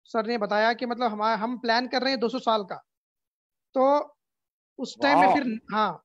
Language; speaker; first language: Hindi; non-native, local second language; Urdu